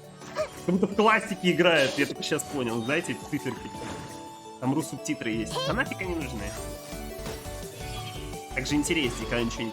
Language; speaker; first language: Russian; native; Russian